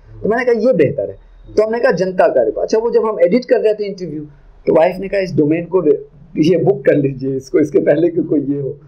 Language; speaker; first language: Hindi; native; Hindi